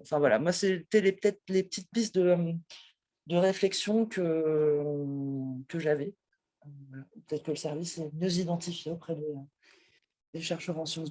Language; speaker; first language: French; native; French